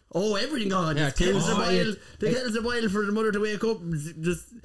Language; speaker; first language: English; native; English